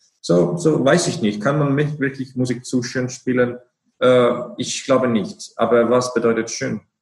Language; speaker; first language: German; non-native, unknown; Icelandic